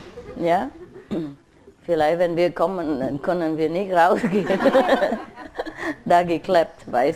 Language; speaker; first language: German; non-native, learner; Vietnamese